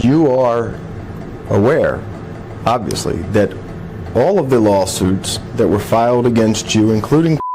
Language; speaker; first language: English; native; English